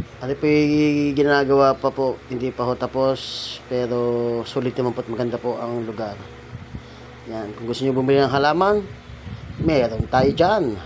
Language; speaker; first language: Filipino; native; Filipino